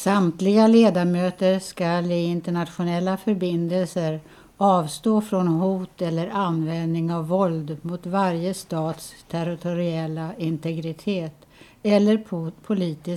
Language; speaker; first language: Swedish; native; Swedish